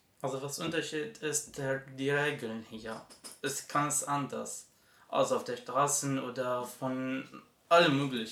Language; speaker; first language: German; non-native, learner; Arabic